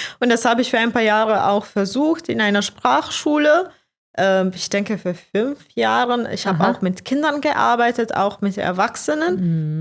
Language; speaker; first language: German; non-native, fluent; Croatian